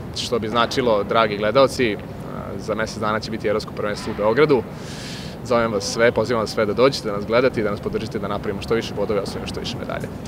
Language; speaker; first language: Serbian; non-native, local second language; Rusyn